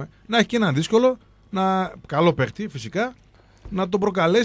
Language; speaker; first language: Greek; native; Greek